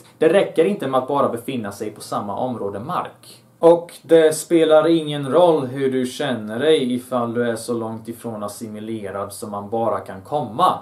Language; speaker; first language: Swedish; early bilingual, other home language; Bosnian